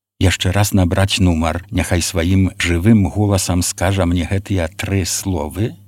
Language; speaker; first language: Belarusian; native; Belarusian